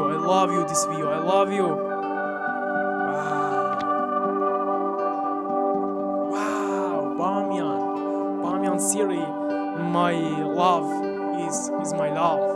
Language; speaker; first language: English; non-native, learner; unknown